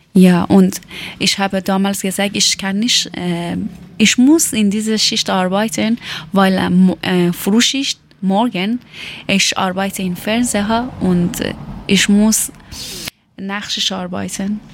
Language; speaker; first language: German; non-native, learner; Persian